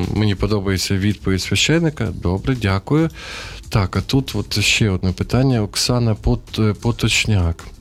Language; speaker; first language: Ukrainian; non-native, local second language; Russian